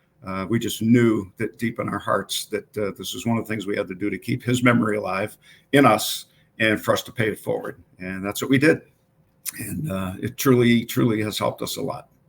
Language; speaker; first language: English; native; English